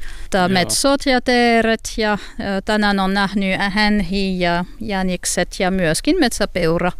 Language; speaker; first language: Finnish; non-native, fluent; French